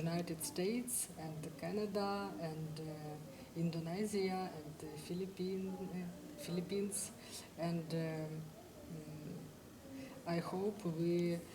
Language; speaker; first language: English; non-native, fluent; Ukrainian